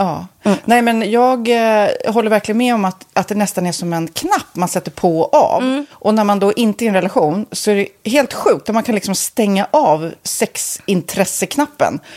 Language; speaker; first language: Swedish; native; Swedish